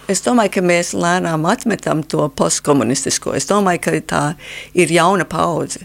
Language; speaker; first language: Latvian; early bilingual, heritage; Latvian